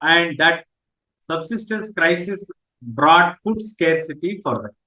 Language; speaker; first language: English; non-native, local second language; Telugu